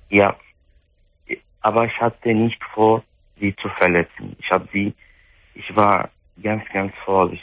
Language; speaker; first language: German; non-native, fluent; Arabic